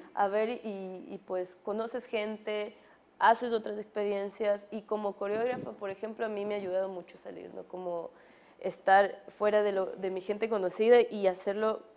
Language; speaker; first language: Spanish; native; Spanish